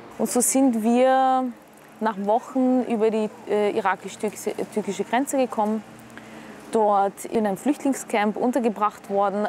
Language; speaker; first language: German; early bilingual, other home language; Kurdish